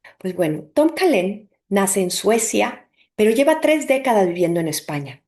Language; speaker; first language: Spanish; native; Spanish